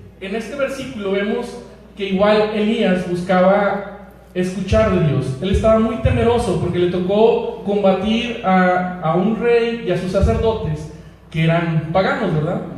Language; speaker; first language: Spanish; native; Spanish